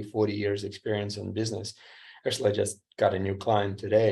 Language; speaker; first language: English; non-native, fluent; Ukrainian